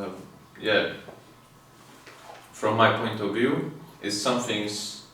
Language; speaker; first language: English; non-native, fluent; Italian